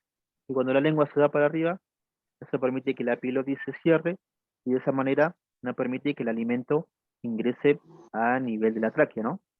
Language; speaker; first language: Spanish; native; Spanish